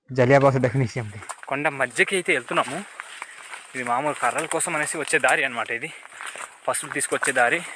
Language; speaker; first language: Telugu; native; Telugu